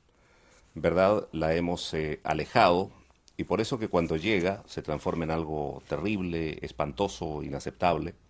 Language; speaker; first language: Spanish; native; Spanish